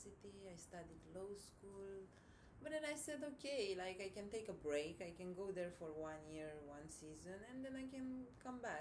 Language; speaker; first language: English; non-native, fluent; Romanian